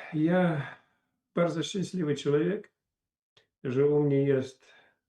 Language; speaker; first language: Polish; non-native, learner; Belarusian